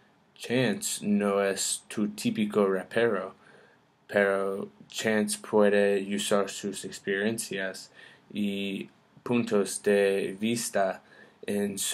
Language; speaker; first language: Spanish; non-native, learner; English